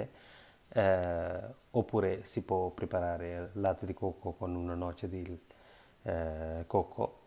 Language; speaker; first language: Italian; non-native, learner; Sinhala